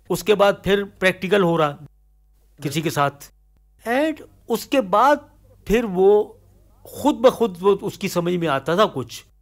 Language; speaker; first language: Hindi; native; Hindi